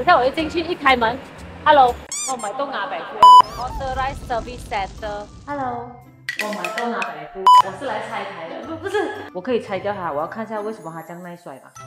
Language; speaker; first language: Chinese; native; Chinese